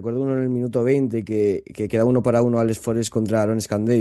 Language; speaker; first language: Spanish; native; Spanish